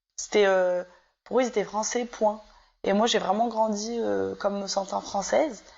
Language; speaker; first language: French; native; French